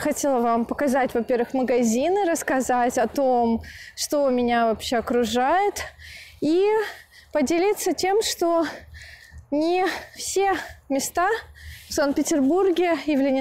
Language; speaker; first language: Russian; native; Russian